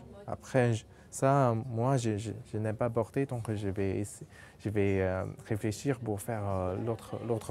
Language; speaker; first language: French; non-native, local second language; Chinese